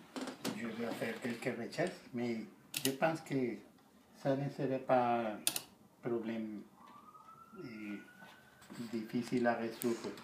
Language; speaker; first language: French; non-native, learner; Spanish